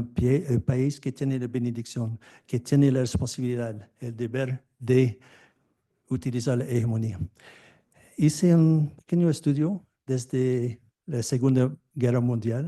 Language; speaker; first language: Spanish; non-native, fluent; French